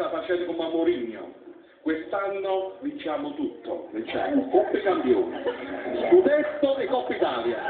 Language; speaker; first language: Italian; early bilingual, heritage; Italian